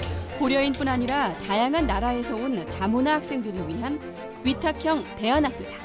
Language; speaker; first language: Korean; native; Korean